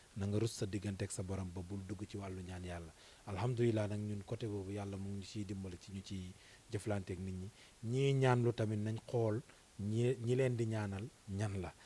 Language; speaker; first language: Wolof; non-native, local second language; Serer